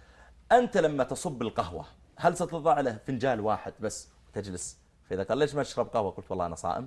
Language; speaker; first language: Arabic; native; Arabic